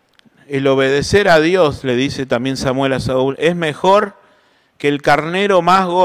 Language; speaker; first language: Spanish; native; Spanish